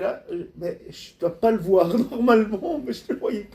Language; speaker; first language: French; native; French